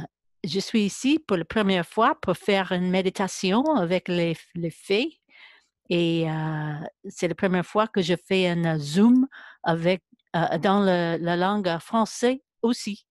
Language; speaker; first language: French; non-native, learner; English